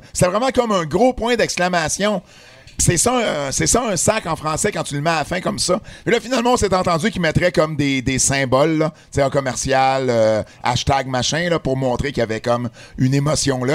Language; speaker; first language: French; native; French